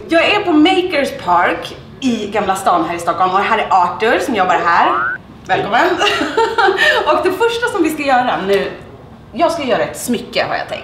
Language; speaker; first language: Swedish; native; Swedish